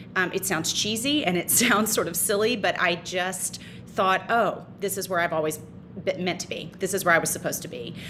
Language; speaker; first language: English; native; English